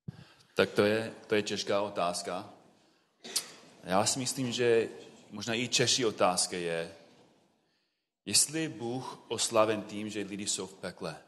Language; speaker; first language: Czech; non-native, fluent; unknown